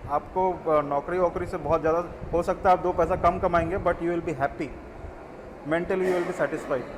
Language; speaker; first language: Hindi; native; Hindi